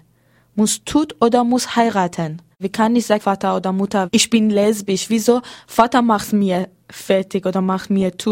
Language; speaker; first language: German; non-native, learner; Persian